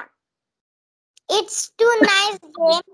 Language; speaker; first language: English; non-native, learner; Marathi